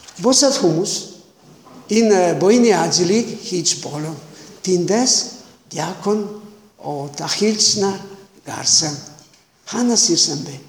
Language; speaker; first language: Mongolian; non-native, learner; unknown